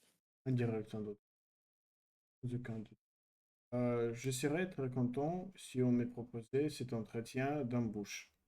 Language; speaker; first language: French; non-native, learner; Russian